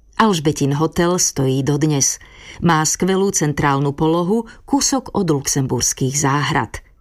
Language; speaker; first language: Slovak; native; Slovak